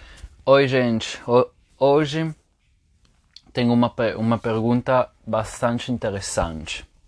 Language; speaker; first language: Portuguese; non-native, fluent; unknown